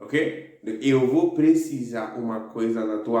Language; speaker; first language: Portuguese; non-native, fluent; Haitian Creole